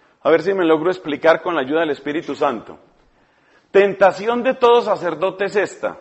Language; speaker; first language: Spanish; native; Spanish